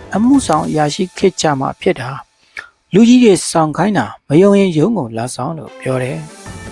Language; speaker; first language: Burmese; native; Burmese